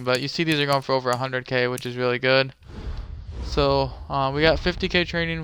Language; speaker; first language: English; native; English